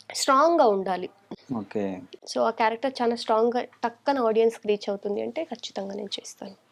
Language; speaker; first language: Telugu; non-native, local second language; Kannada